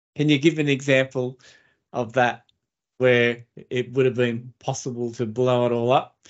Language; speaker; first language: English; native; English